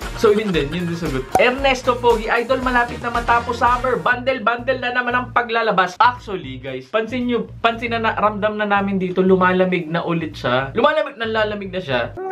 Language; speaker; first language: Filipino; native; Filipino